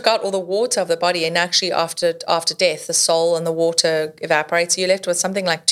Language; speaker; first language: English; native; English